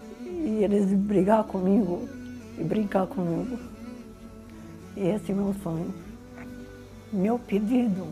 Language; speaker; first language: Portuguese; non-native, learner; Arabic